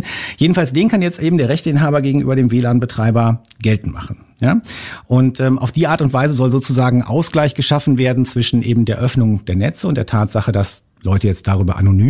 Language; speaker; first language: German; native; German